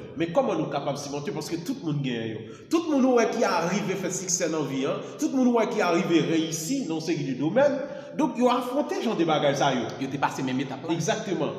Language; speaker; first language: French; non-native, local second language; Haitian Creole